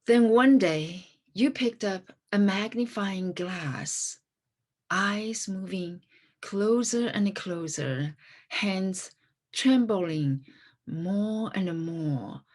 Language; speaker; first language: English; non-native, fluent; Chinese